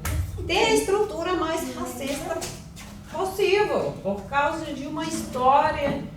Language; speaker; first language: Portuguese; non-native, fluent; Finnish